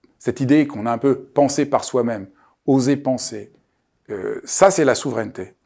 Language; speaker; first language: French; native; French